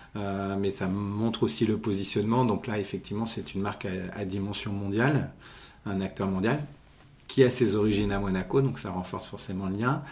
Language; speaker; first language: French; native; French